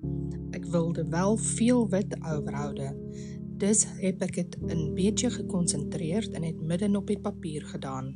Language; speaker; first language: Dutch; native; Dutch